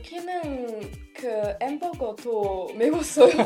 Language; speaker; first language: Korean; non-native, learner; French